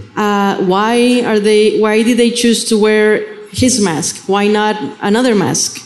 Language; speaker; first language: English; non-native, fluent; Spanish